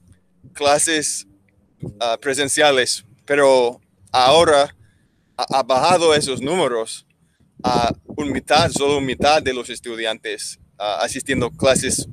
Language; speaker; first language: Spanish; non-native, learner; English